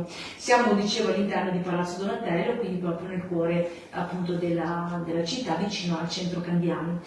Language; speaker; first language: Italian; native; Italian